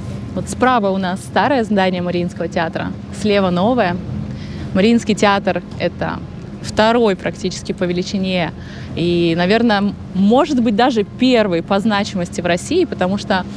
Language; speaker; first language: Russian; native; Russian